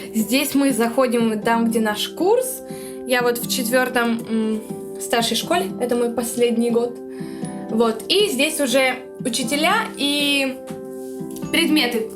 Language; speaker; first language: Russian; early bilingual, other home language; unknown